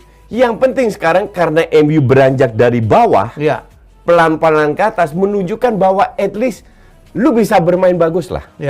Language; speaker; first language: Indonesian; native; Indonesian